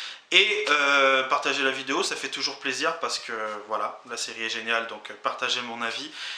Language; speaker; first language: French; native; French